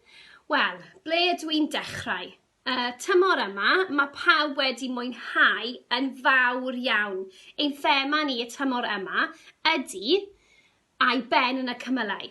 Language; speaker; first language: Welsh; non-native, local second language; English